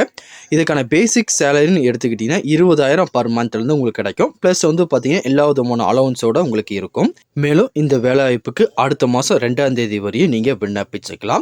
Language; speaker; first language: Tamil; native; Tamil